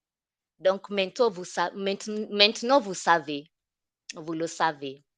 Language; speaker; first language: French; non-native, fluent; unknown